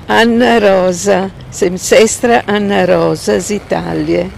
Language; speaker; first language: Czech; non-native, learner; Italian